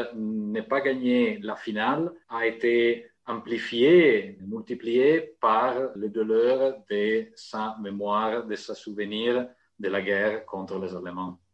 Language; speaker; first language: French; non-native, fluent; Italian